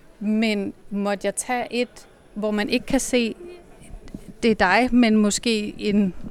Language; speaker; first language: Danish; native; Danish